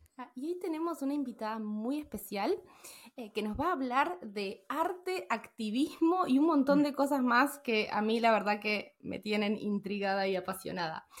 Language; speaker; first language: Spanish; native; Spanish